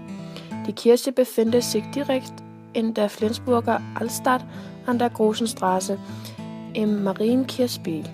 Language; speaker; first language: German; non-native, learner; Danish